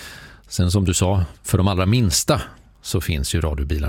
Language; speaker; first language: Swedish; native; Swedish